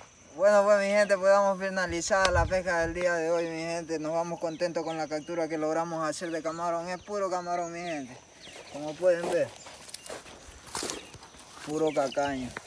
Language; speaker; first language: Spanish; native; Spanish